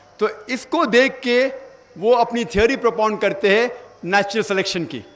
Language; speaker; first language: Urdu; non-native, local second language; Konkani